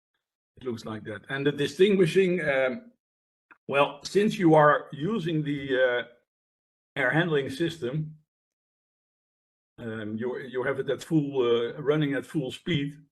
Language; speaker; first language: English; non-native, fluent; Dutch